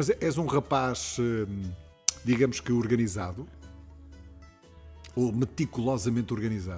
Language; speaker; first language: Portuguese; native; Portuguese